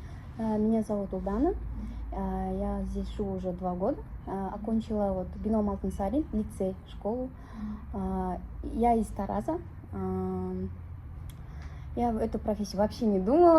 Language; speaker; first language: Russian; non-native, local second language; Kazakh